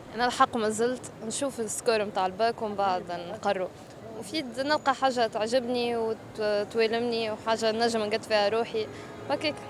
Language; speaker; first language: Arabic; native; Arabic